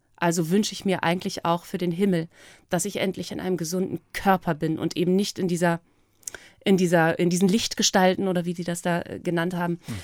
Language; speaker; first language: German; native; German